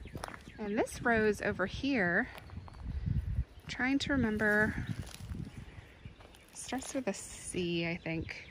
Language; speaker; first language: English; native; English